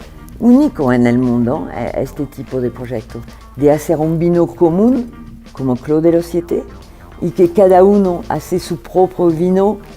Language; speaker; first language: Spanish; non-native, fluent; French